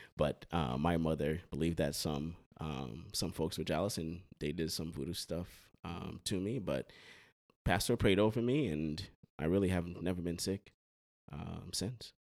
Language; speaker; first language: English; early bilingual, other home language; Haitian Creole